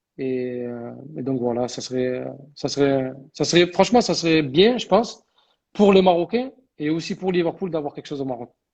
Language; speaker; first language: French; early bilingual, other home language; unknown